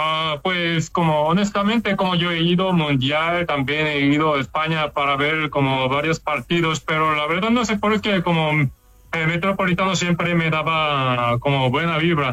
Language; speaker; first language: Spanish; non-native, fluent; Korean